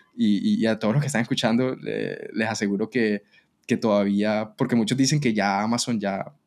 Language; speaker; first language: Spanish; native; Spanish